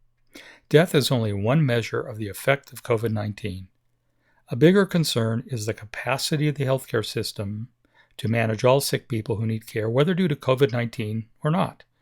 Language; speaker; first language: English; native; English